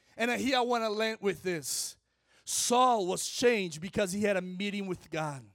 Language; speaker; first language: English; non-native, fluent; Portuguese